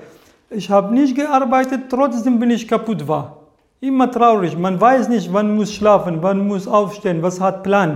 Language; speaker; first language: German; non-native, learner; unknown